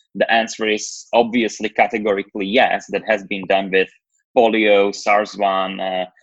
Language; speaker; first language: English; non-native, fluent; Slovak